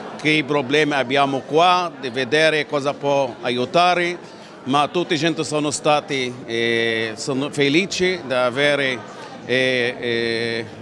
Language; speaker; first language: Italian; non-native, learner; Arabic